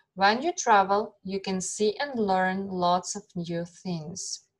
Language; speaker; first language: English; non-native, fluent; Ukrainian